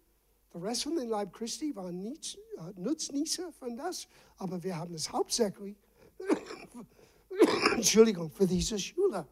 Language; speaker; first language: German; non-native, fluent; English